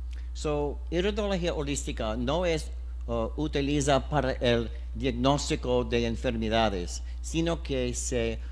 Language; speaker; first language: Spanish; non-native, learner; English